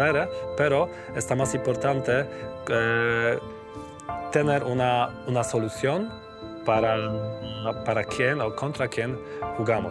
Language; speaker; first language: Spanish; non-native, learner; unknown